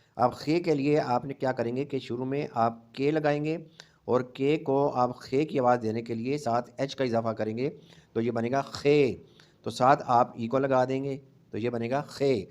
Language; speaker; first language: Urdu; non-native, local second language; Punjabi